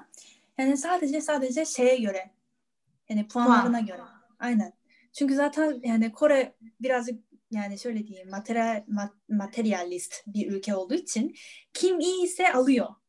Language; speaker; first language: Turkish; non-native, fluent; Korean